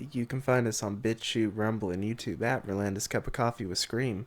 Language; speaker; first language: English; native; English